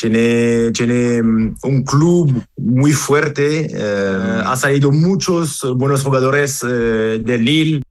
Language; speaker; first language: Spanish; non-native, fluent; French